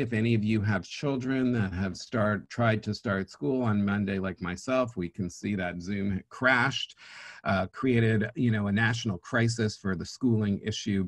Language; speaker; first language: English; native; English